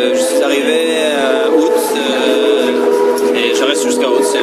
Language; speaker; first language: French; non-native, fluent; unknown